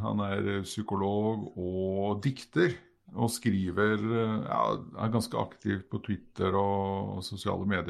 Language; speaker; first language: Norwegian; native; Norwegian